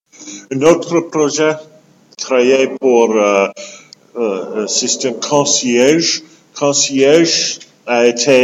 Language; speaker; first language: French; non-native, local second language; English